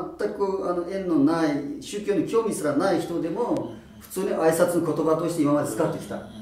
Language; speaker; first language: Japanese; non-native, fluent; Uyghur